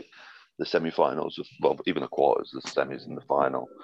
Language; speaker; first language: English; native; English